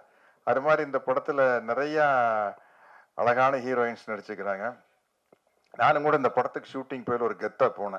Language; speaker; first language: Tamil; native; Tamil